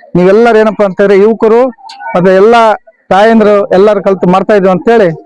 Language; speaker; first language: Kannada; non-native, local second language; Lambadi